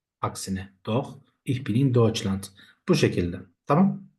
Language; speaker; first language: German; non-native, fluent; Turkish